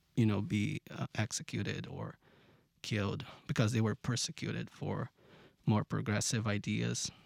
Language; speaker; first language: English; non-native, fluent; Portuguese